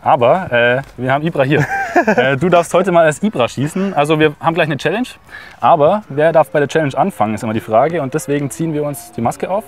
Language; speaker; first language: German; native; German